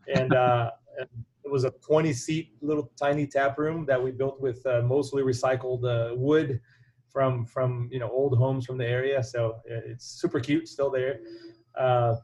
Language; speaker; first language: English; non-native, fluent; Portuguese